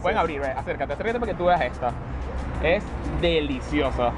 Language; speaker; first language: Spanish; native; Spanish